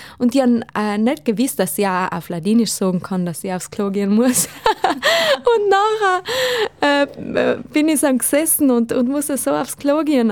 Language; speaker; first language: German; non-native, local second language; Ladin